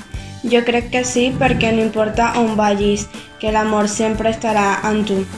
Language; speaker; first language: Catalan; non-native, learner; Spanish